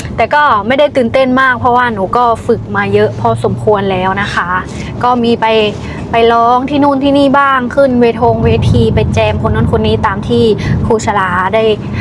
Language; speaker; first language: Thai; non-native, fluent; Lao